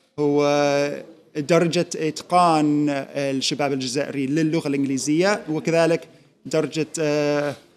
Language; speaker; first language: Arabic; non-native, fluent; English